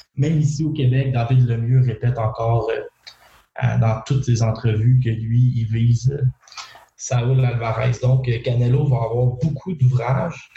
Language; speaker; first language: French; native; French